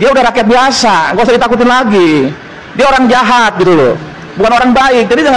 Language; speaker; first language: Indonesian; native; Indonesian